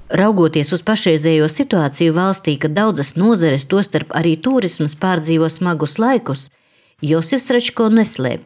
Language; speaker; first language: Latvian; native; Latvian